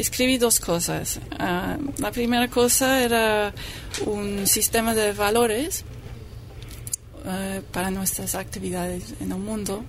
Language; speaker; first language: Spanish; non-native, fluent; English